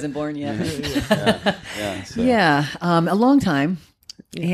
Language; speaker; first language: English; native; English